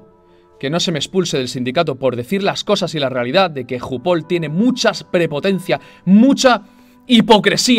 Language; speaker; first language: Spanish; native; Spanish